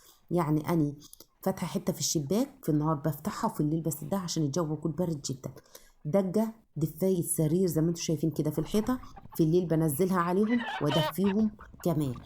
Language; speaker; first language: Arabic; native; Arabic